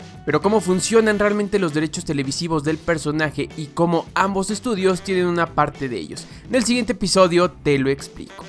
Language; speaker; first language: Spanish; native; Spanish